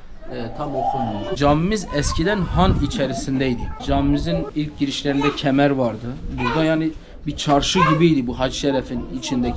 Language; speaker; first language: Turkish; native; Turkish